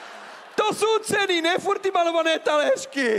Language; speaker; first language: Czech; native; Czech